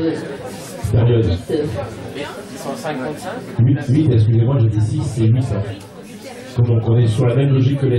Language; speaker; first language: French; native; French